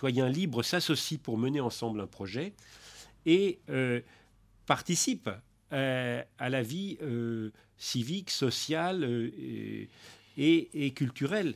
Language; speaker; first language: French; native; French